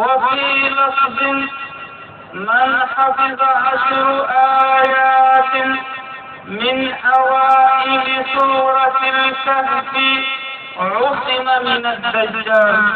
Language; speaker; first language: Arabic; native; Arabic